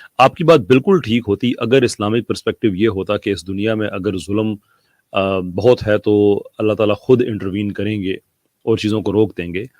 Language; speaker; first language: Urdu; non-native, local second language; Punjabi